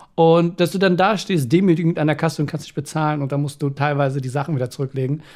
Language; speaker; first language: German; early bilingual, other home language; Persian